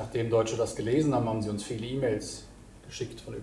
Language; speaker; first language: German; native; German